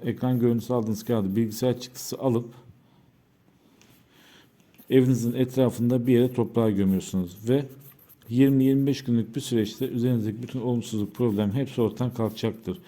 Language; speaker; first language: Turkish; native; Turkish